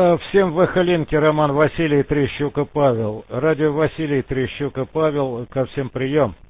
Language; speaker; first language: Russian; native; Russian